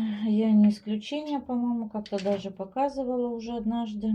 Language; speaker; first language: Russian; native; Russian